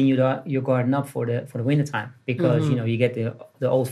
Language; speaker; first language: English; non-native, fluent; Dutch